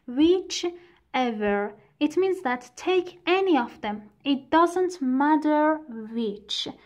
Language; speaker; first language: English; non-native, fluent; Persian